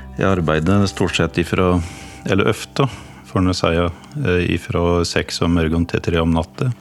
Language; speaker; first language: Norwegian; native; Norwegian